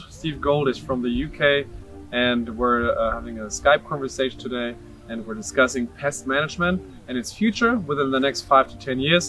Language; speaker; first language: English; non-native, fluent; German